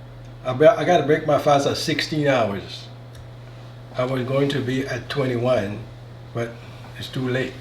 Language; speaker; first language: English; native; English